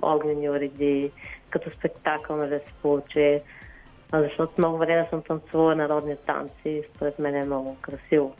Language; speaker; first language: Bulgarian; native; Bulgarian